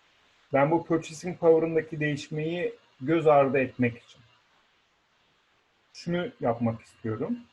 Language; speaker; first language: Turkish; native; Turkish